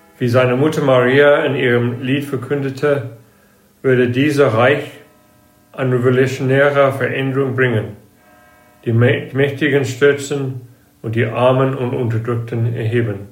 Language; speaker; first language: German; non-native, fluent; English